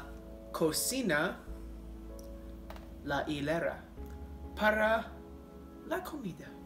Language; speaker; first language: Spanish; non-native, learner; English